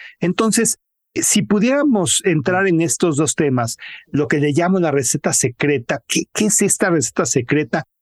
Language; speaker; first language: Spanish; native; Spanish